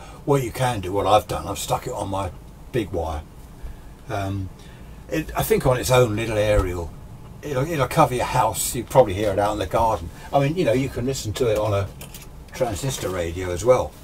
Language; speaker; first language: English; native; English